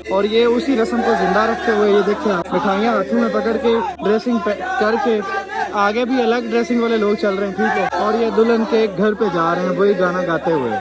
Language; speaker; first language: Urdu; non-native, local second language; Punjabi